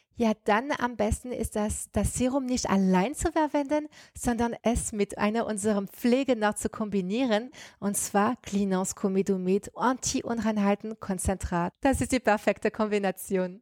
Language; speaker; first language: German; non-native, fluent; French